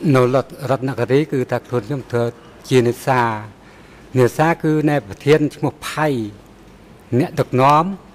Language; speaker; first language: Khmer; non-native, local second language; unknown